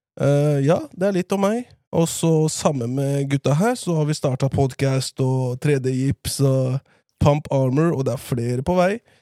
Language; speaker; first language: Norwegian; early bilingual, other home language; Latvian